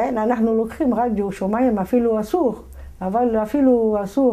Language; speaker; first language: Hebrew; non-native, fluent; Arabic